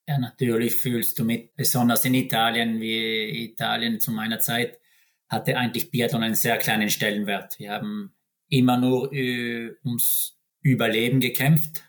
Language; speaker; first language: German; native; German